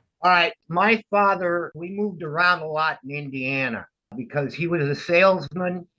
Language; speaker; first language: English; native; English